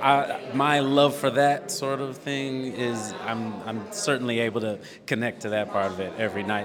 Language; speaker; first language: English; native; English